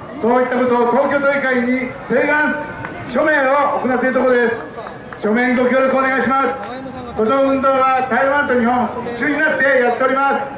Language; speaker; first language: Japanese; native; Japanese